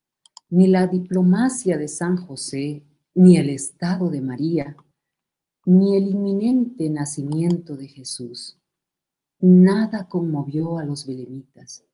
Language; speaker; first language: Spanish; native; Spanish